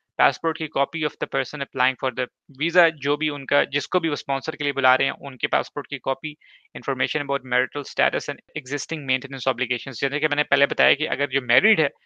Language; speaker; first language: Urdu; native; Urdu